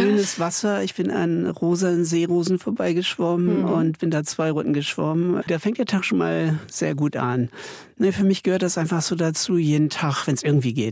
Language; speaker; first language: German; native; German